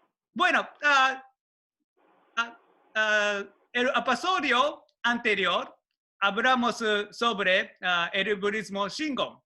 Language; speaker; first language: Spanish; non-native, learner; Japanese